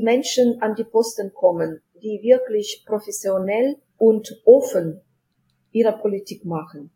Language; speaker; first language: German; non-native, fluent; Ukrainian